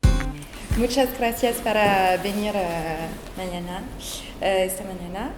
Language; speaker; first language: Spanish; non-native, fluent; French